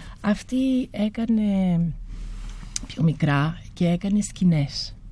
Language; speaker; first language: Greek; early bilingual, heritage; Greek